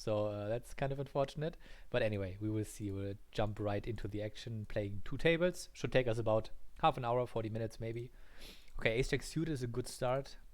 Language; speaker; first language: English; non-native, fluent; German